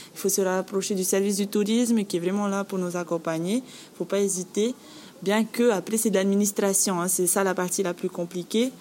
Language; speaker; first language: French; native; French